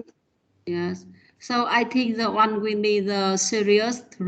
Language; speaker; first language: English; non-native, learner; Vietnamese